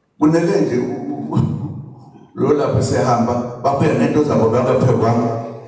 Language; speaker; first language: Zulu; native; Zulu